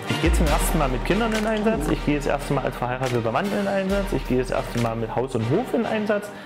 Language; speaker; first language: German; native; German